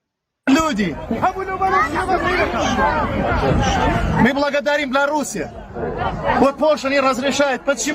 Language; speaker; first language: Russian; non-native, learner; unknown